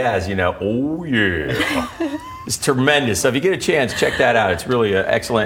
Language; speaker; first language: English; native; English